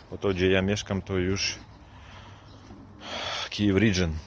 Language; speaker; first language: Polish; non-native, learner; Ukrainian